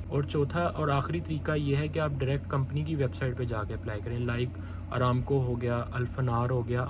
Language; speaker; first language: Urdu; native; Urdu